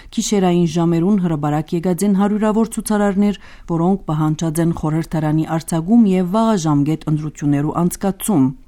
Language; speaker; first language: Armenian; early bilingual, heritage; Armenian